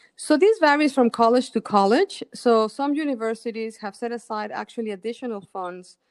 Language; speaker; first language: English; non-native, fluent; Spanish